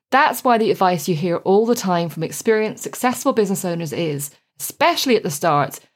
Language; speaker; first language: English; native; English